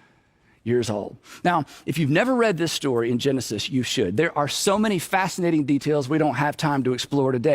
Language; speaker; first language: English; native; English